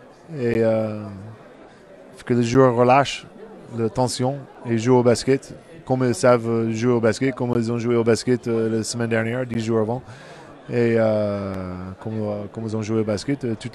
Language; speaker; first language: French; non-native, fluent; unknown